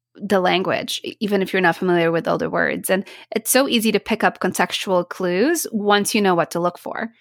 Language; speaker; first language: English; non-native, fluent; Polish